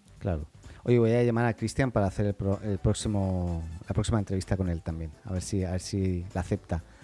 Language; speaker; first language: Spanish; native; Spanish